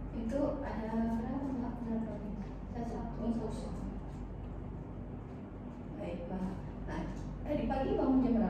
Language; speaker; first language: Indonesian; native; Indonesian